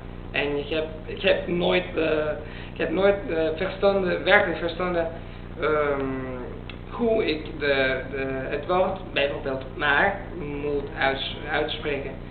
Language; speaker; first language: Dutch; non-native, learner; Italian